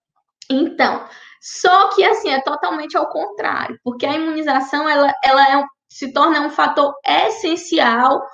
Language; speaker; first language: Portuguese; native; Portuguese